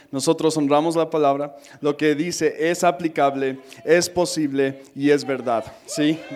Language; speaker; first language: Spanish; non-native, fluent; English